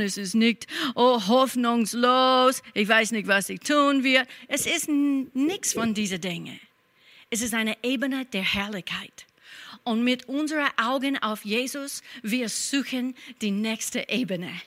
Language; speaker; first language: German; non-native, fluent; English